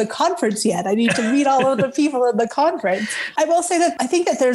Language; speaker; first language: English; native; English